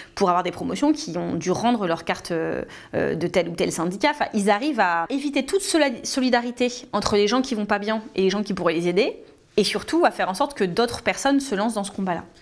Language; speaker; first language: French; native; French